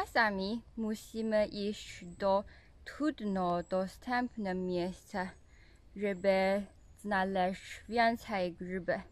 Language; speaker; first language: Polish; non-native, learner; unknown